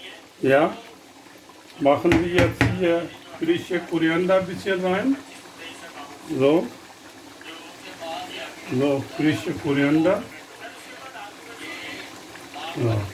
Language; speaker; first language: German; non-native, learner; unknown